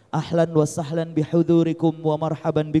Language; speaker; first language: Indonesian; native; Indonesian